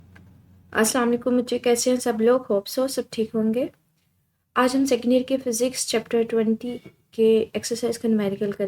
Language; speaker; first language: Hindi; non-native, local second language; Punjabi